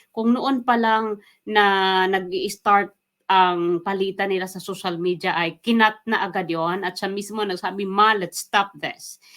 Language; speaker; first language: Filipino; non-native, local second language; Waray